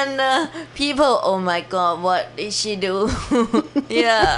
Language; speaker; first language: English; non-native, learner; Thai